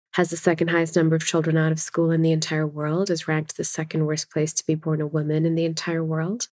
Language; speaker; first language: English; non-native, local second language; Urdu